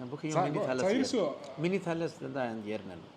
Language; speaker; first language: Mongolian; non-native, learner; Urdu